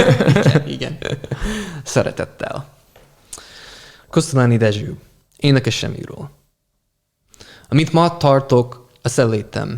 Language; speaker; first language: Hungarian; non-native, fluent; English